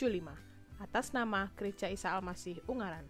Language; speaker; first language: Indonesian; native; Indonesian